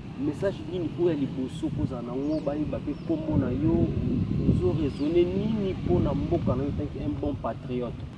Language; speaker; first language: Lingala; non-native, local second language; Kongo